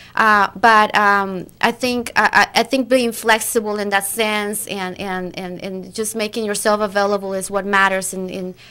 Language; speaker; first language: English; non-native, fluent; Spanish